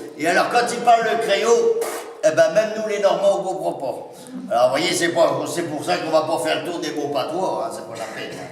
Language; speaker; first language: French; native; French